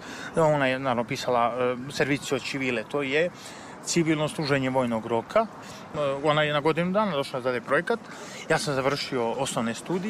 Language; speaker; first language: Serbian; native; Serbian